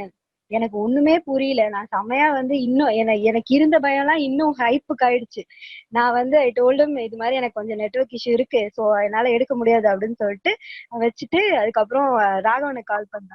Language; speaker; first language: Tamil; native; Tamil